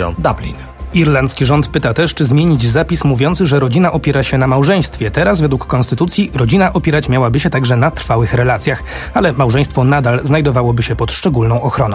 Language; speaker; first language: Polish; native; Polish